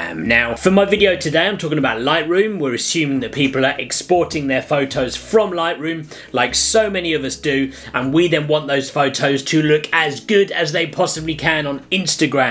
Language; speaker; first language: English; native; English